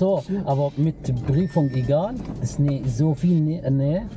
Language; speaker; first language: German; non-native, learner; Arabic